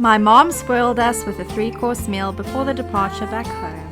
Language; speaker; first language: English; native; English